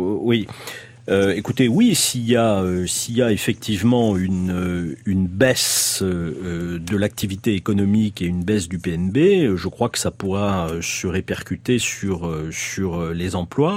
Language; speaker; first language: French; native; French